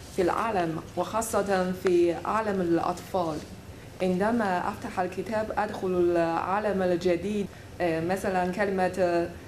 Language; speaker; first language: Arabic; non-native, learner; Chinese